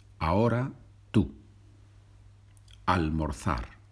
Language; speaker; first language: Spanish; non-native, fluent; English